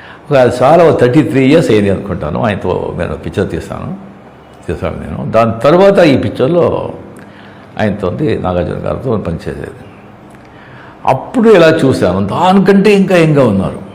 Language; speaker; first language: Telugu; non-native, local second language; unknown